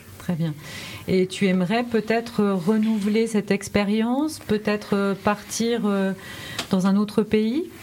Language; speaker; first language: French; native; French